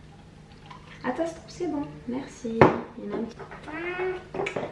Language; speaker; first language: French; native; French